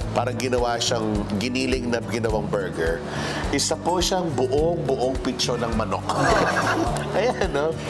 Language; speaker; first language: Filipino; native; Filipino